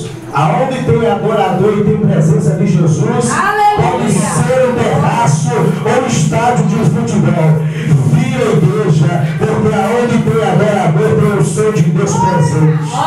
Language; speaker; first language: Portuguese; native; Portuguese